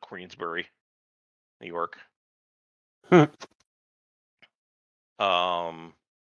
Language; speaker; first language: English; native; English